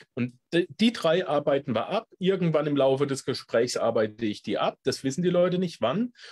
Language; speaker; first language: German; native; German